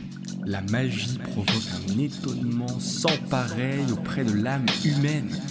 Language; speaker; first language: French; native; French